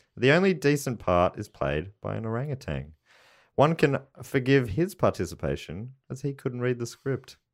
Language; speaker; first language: English; native; English